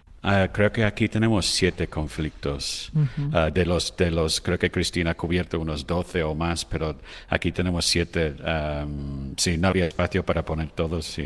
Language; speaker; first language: Spanish; non-native, fluent; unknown